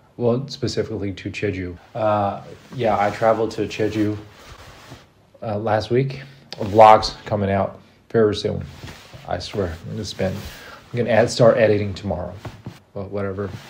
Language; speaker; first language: English; non-native, fluent; Chinese